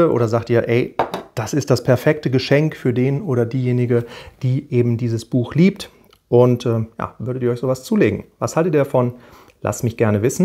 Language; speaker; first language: German; native; German